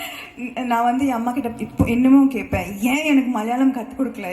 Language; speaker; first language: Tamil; early bilingual, heritage; Tamil